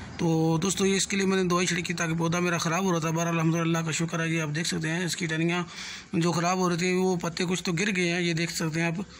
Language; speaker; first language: Hindi; non-native, local second language; Punjabi